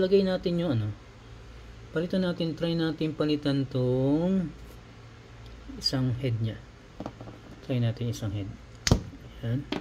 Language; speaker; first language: Filipino; native; Filipino